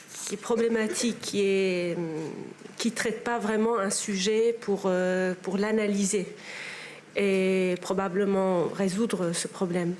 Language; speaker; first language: French; non-native, fluent; Persian